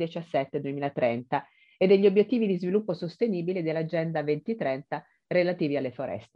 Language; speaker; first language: Italian; native; Italian